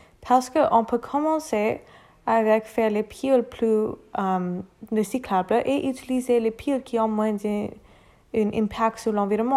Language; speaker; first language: French; non-native, learner; English